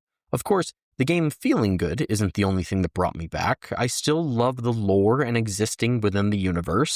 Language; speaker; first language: English; native; English